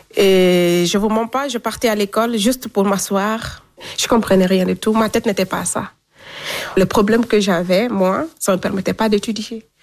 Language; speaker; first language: French; non-native, local second language; Fula